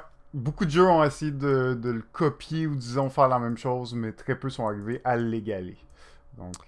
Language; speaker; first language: French; native; French